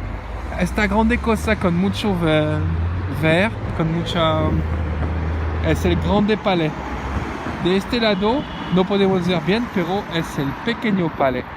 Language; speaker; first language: Spanish; non-native, learner; French